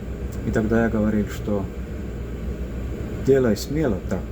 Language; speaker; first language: Russian; non-native, local second language; Estonian